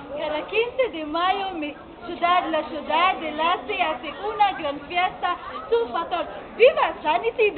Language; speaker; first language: Spanish; non-native, learner; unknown